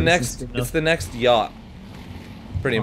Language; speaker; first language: English; native; English